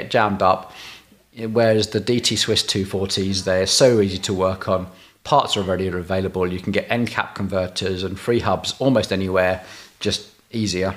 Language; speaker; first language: English; native; English